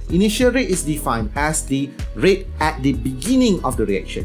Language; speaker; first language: English; non-native, local second language; Malay